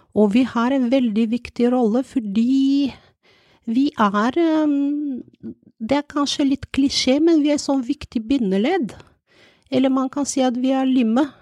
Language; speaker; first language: Norwegian; non-native, fluent; Bulgarian